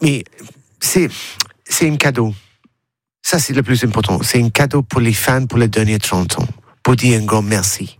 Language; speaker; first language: French; non-native, learner; English